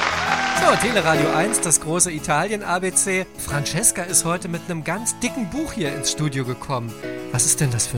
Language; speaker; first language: German; native; German